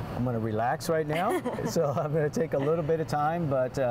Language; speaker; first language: English; early bilingual, other home language; Spanish